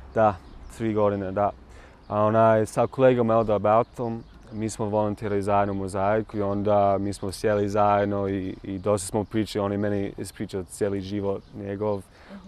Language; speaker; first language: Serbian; non-native, learner; English